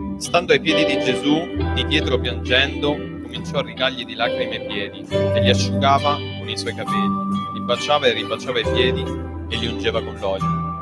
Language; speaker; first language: Italian; native; Italian